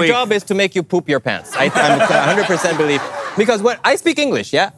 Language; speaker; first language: English; non-native, fluent; Amharic